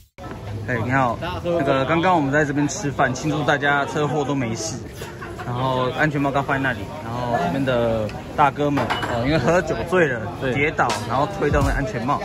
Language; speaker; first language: Chinese; native; Chinese